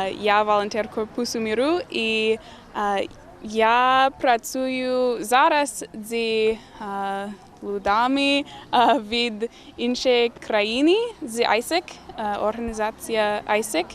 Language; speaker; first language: Ukrainian; non-native, learner; English